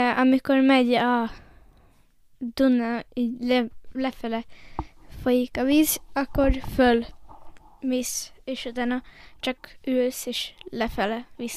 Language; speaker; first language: Hungarian; early bilingual, heritage; Hungarian